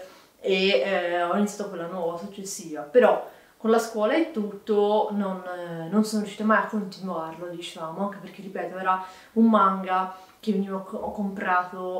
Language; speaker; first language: Italian; native; Italian